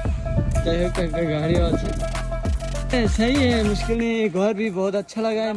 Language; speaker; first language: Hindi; non-native, learner; Bangla